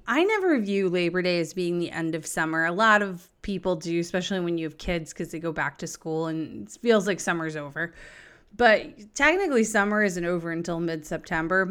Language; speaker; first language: English; native; English